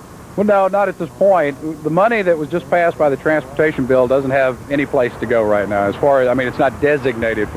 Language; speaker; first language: English; native; English